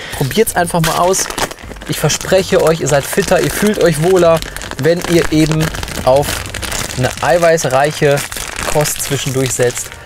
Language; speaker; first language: German; early bilingual, other home language; Polish